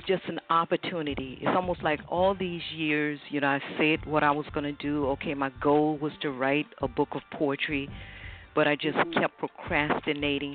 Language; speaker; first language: English; native; English